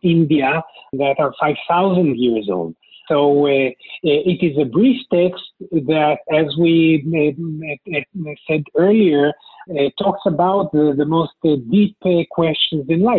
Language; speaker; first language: English; non-native, fluent; Hebrew